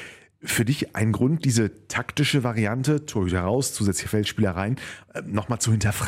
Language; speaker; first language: German; native; German